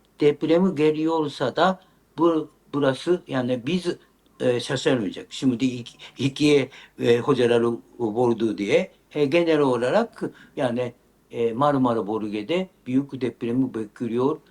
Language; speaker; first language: Turkish; non-native, learner; Japanese